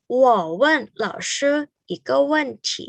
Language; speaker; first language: Chinese; non-native, fluent; Thai